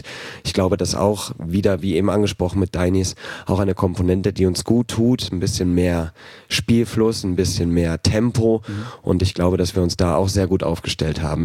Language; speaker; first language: German; native; German